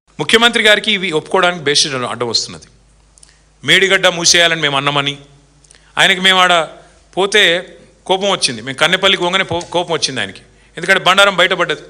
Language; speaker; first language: Telugu; native; Telugu